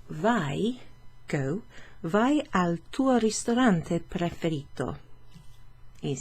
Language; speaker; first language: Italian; non-native, fluent; English